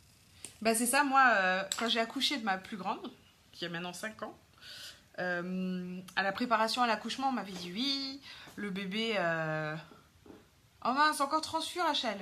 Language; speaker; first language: French; native; French